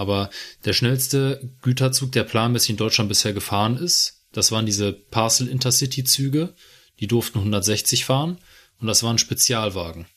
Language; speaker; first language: German; native; German